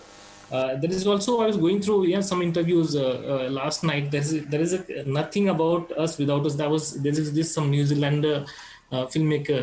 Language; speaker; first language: English; non-native, local second language; Santali